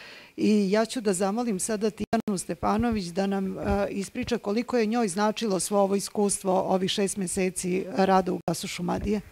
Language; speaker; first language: Bosnian; native; Bosnian